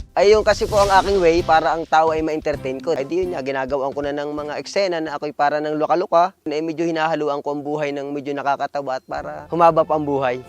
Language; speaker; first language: Filipino; native; Filipino